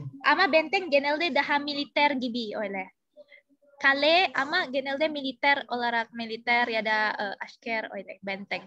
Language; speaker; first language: Turkish; non-native, fluent; Indonesian